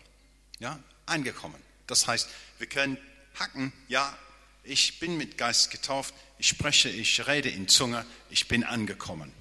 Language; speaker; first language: German; non-native, fluent; English